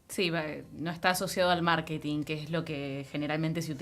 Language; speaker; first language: Spanish; native; Spanish